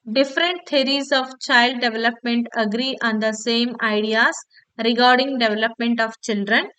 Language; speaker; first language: English; non-native, local second language; Kannada